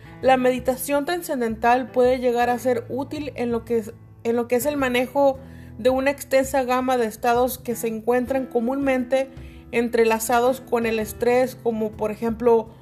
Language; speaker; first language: Spanish; native; Spanish